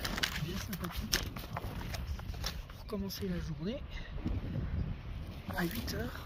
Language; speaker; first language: French; native; French